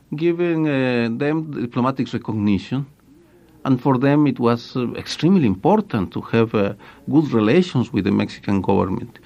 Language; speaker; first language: English; non-native, fluent; Spanish